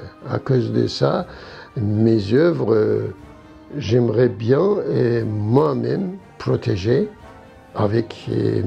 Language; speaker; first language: French; non-native, learner; Turkish